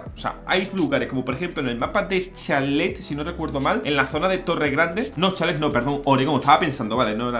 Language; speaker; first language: Spanish; native; Spanish